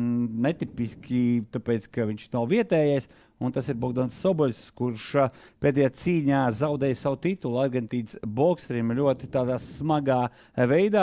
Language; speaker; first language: Latvian; native; Latvian